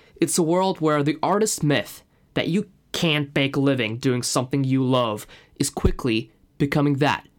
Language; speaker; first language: English; non-native, fluent; Russian